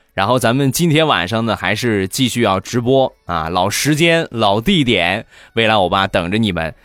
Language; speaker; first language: Chinese; native; Chinese